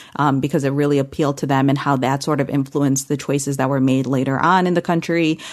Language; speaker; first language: English; early bilingual, other home language; Hindi